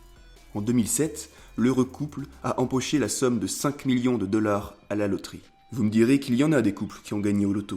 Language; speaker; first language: French; native; French